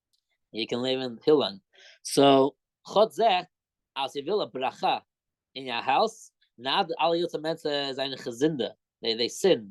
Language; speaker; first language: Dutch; non-native, fluent; English